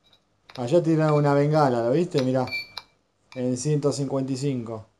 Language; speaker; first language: Spanish; native; Spanish